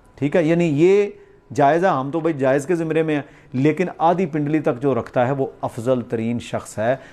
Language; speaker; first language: Urdu; non-native, local second language; Punjabi